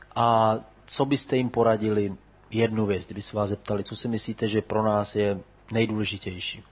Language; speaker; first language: Czech; native; Czech